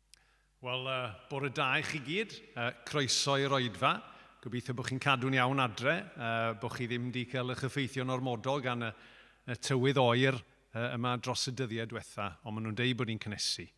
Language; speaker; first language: Welsh; native; Welsh